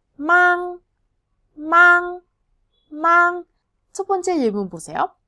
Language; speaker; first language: Korean; non-native, fluent; Vietnamese